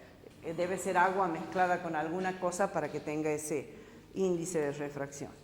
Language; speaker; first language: Spanish; native; Spanish